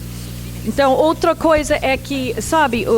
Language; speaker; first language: Portuguese; non-native, fluent; English